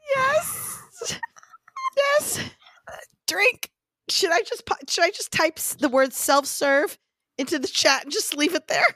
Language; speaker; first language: English; native; English